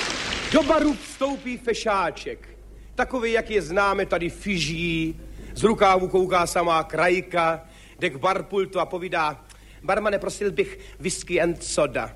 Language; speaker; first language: Czech; native; Czech